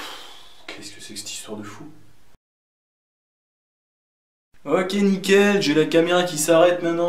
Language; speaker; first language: French; native; French